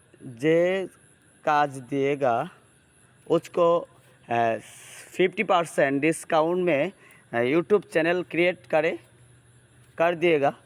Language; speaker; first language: Hindi; non-native, learner; Bangla